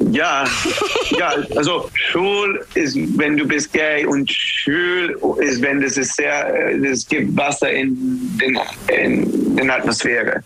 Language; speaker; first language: German; non-native, learner; English